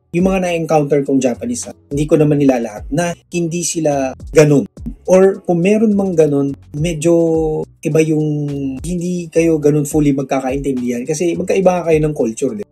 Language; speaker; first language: Filipino; non-native, local second language; Cebuano